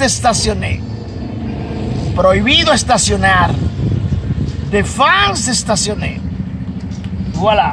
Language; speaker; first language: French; non-native, fluent; Spanish